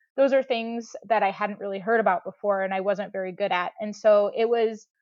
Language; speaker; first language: English; native; English